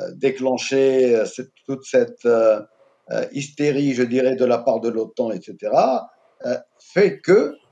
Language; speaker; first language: French; non-native, local second language; Arabic